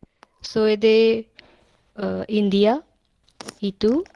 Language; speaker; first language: Spanish; non-native, learner; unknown